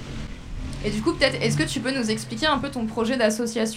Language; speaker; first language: French; native; French